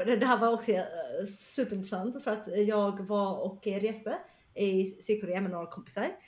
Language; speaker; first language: Swedish; early bilingual, other home language; Chinese